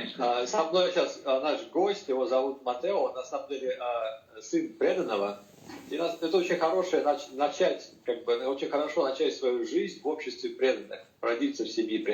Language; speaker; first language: Russian; native; Russian